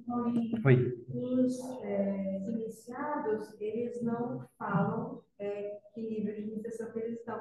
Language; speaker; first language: Portuguese; native; Portuguese